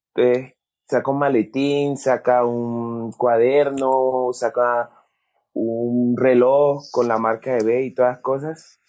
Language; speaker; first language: Spanish; native; Spanish